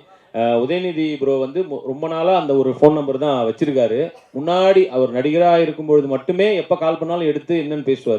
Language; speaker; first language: Tamil; native; Tamil